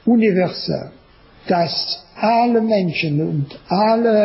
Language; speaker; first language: German; non-native, learner; French